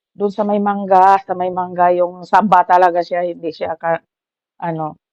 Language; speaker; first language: Filipino; non-native, local second language; Cebuano